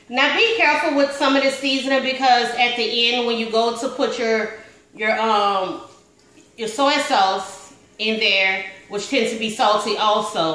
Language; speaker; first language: English; native; English